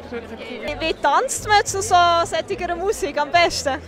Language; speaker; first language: German; native; German